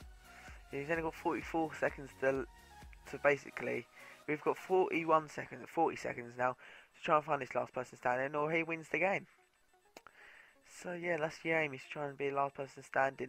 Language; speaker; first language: English; native; English